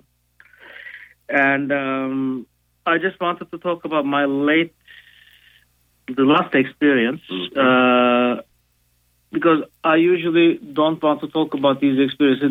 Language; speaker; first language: English; non-native, fluent; Turkish